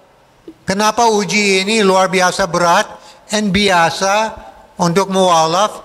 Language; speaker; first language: Indonesian; non-native, fluent; English